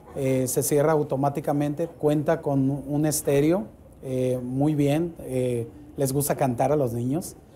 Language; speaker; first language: Spanish; native; Spanish